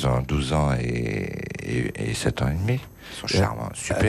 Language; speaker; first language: French; native; French